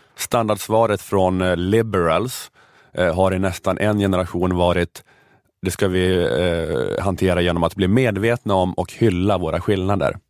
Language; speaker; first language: Swedish; native; Swedish